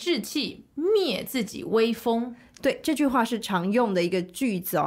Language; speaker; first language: Chinese; native; Chinese